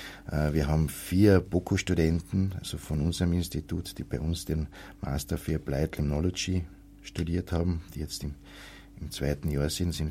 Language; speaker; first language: German; native; German